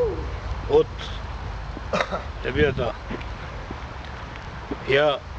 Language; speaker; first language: Russian; non-native, learner; Georgian